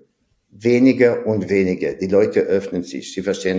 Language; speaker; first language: German; non-native, fluent; French